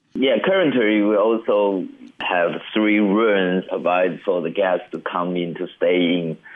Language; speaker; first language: English; non-native, learner; Chinese